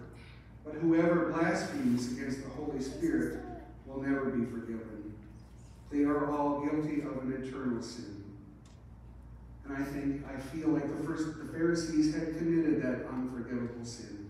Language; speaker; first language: English; native; English